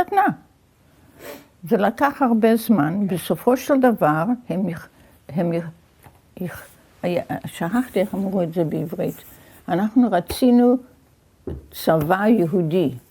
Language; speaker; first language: Hebrew; early bilingual, other home language; Yiddish